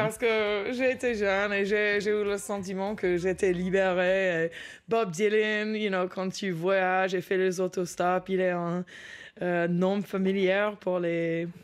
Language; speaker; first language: French; non-native, learner; English